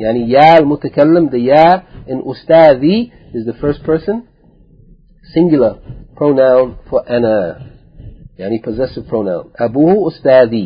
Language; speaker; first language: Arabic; non-native, fluent; English